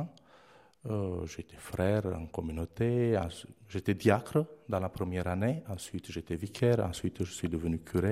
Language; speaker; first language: French; non-native, fluent; Romanian